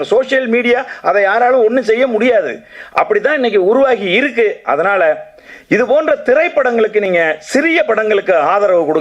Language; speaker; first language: Tamil; native; Tamil